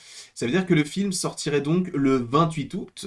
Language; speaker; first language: French; native; French